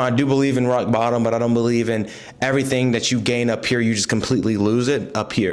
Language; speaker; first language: English; native; English